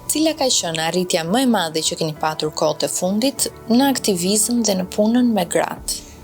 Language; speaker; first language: Albanian; native; Albanian